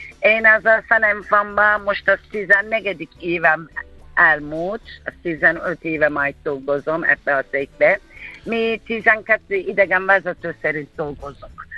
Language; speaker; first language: Hungarian; non-native, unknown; Turkish